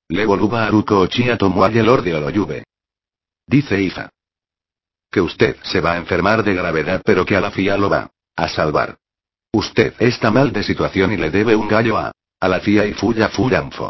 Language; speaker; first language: Spanish; native; Spanish